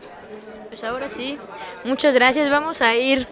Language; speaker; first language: Spanish; native; Spanish